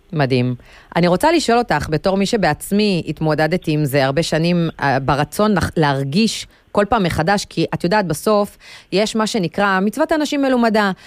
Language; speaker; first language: Hebrew; native; Hebrew